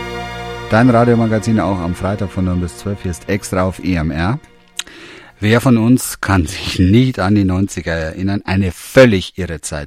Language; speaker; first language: German; native; German